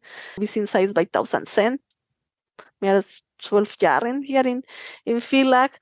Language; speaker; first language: German; non-native, fluent; Spanish